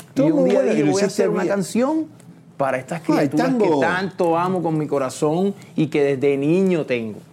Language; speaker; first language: Spanish; native; Spanish